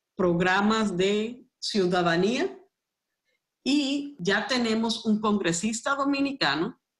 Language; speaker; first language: Spanish; early bilingual, heritage; Spanish